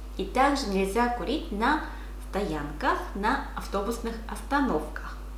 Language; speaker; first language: Russian; non-native, fluent; Korean